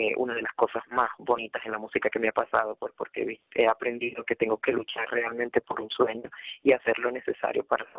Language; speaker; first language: Spanish; native; Spanish